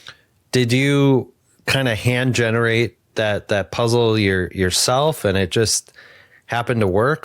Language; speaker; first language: English; native; English